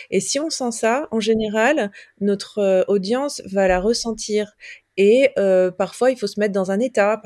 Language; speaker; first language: French; native; French